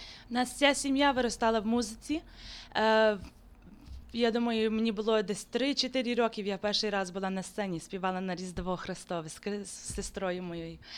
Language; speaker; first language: Ukrainian; early bilingual, heritage; Ukrainian